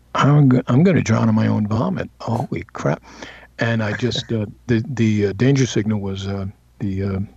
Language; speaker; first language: English; native; English